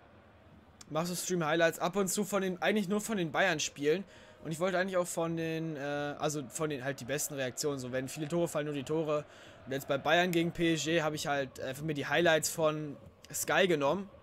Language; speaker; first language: German; native; German